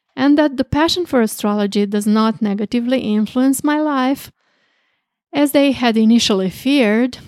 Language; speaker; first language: English; non-native, fluent; Romanian